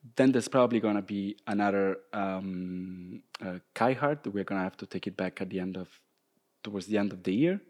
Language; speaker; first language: English; non-native, fluent; Italian